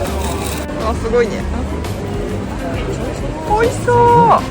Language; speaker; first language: Japanese; native; Japanese